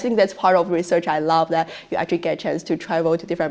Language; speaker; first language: English; non-native, fluent; Chinese